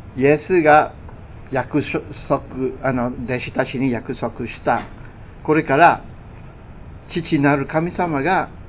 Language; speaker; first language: Japanese; non-native, fluent; English